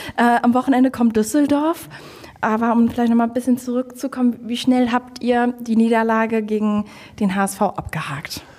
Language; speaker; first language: German; native; German